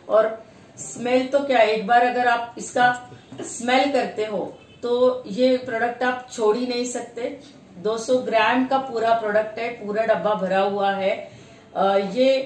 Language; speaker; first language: Hindi; non-native, local second language; Marathi